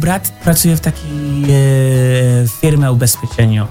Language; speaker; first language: Polish; early bilingual, heritage; English